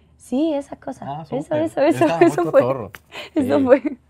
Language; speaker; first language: Spanish; native; Spanish